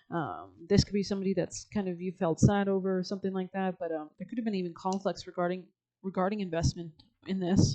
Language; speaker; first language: English; native; English